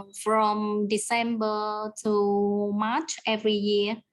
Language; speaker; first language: English; non-native, learner; Vietnamese